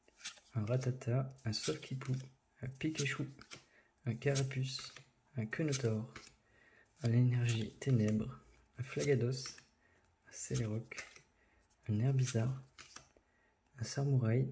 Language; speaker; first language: French; native; French